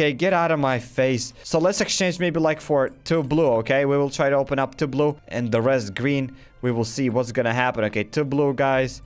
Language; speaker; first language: English; non-native, fluent; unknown